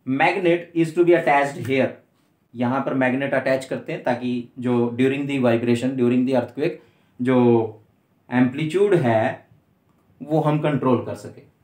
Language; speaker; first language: Hindi; native; Hindi